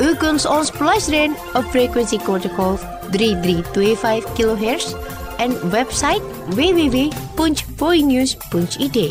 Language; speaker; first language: Dutch; non-native, fluent; Indonesian